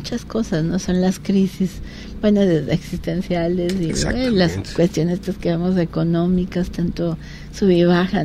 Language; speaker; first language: Spanish; native; Spanish